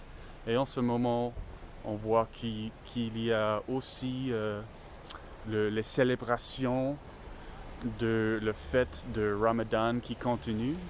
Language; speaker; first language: French; non-native, learner; English